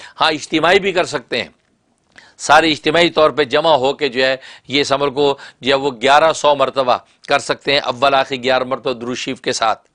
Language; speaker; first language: Urdu; non-native, local second language; Punjabi